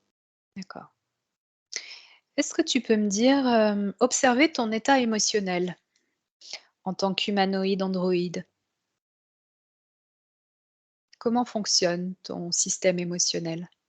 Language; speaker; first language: French; native; French